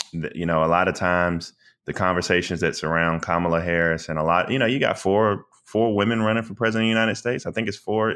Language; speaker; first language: English; native; English